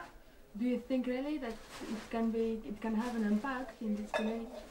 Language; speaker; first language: English; non-native, learner; French